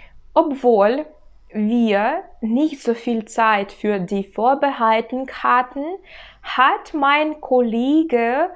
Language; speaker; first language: German; non-native, learner; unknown